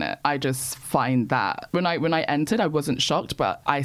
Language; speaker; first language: English; native; English